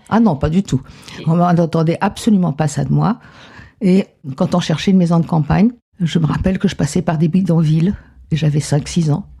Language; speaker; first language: French; non-native, fluent; Spanish